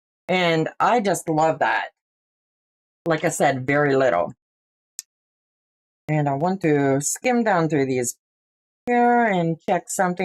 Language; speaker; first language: English; native; English